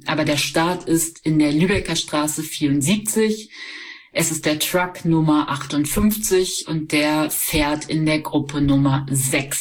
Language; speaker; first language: German; native; German